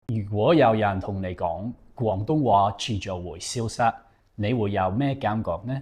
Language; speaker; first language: Cantonese; non-native, fluent; English